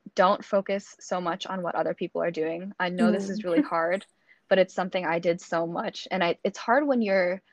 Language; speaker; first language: English; native; English